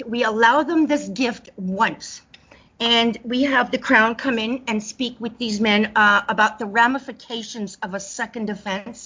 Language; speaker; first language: English; native; English